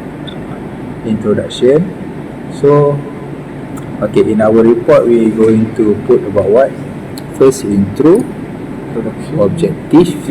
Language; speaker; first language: English; non-native, learner; Malay